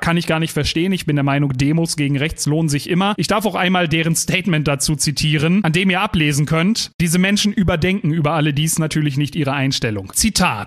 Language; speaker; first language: German; native; German